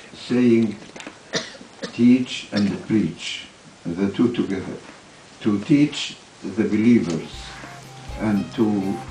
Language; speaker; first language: English; non-native, fluent; Arabic